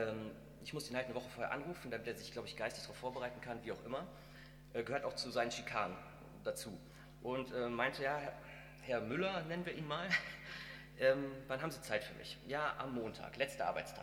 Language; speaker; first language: German; native; German